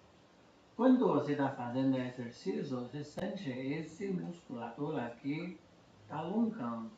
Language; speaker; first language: Portuguese; non-native, fluent; Chinese